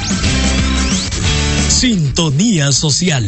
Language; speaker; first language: Spanish; native; Spanish